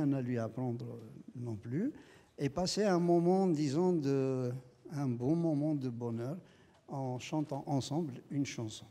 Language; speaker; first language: French; non-native, local second language; Kabyle